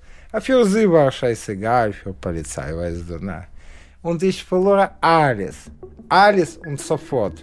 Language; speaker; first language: German; non-native, learner; Russian